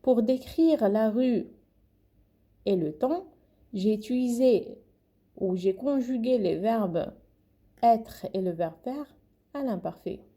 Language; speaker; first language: French; non-native, local second language; Arabic